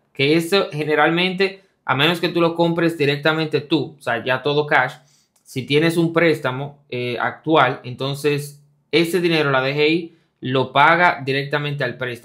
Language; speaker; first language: Spanish; native; Spanish